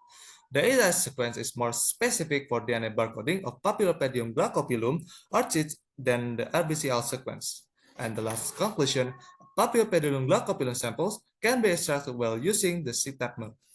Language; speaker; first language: English; non-native, learner; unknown